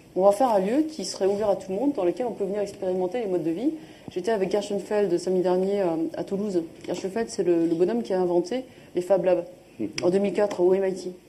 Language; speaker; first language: French; native; French